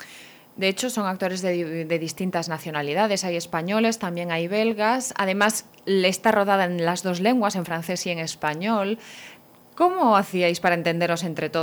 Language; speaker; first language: Spanish; native; Spanish